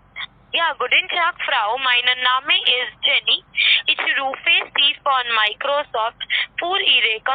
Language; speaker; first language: German; non-native, learner; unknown